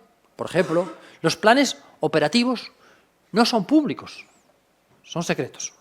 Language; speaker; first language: Spanish; native; Spanish